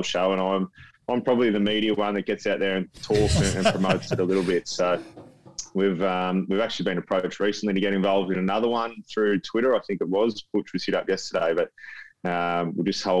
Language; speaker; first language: English; native; English